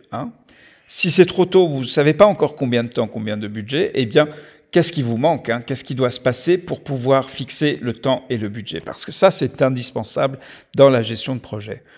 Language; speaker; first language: French; native; French